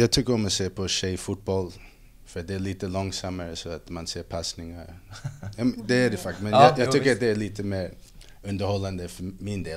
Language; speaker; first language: Swedish; non-native, fluent; English